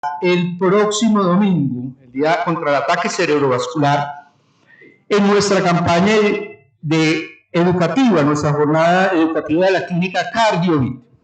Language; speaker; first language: Spanish; native; Spanish